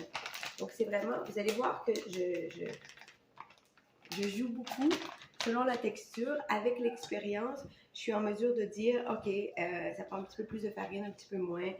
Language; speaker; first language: French; native; French